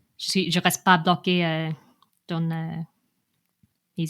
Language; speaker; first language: French; non-native, fluent; English